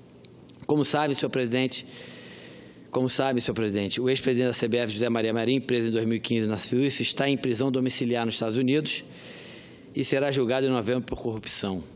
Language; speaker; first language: Portuguese; native; Portuguese